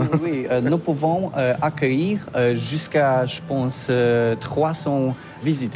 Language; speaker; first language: French; non-native, learner; Polish